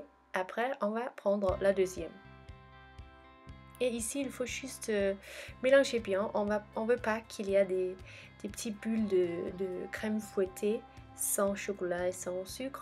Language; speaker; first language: French; non-native, fluent; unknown